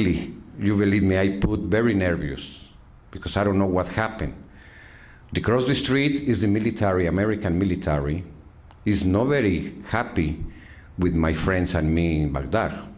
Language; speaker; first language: English; non-native, learner; Spanish